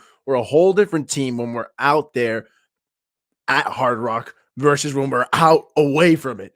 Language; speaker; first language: English; native; English